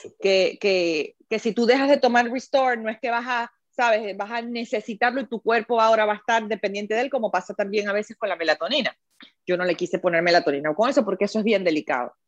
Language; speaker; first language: Spanish; native; Spanish